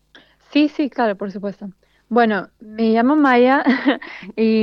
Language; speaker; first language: Spanish; early bilingual, heritage; Spanish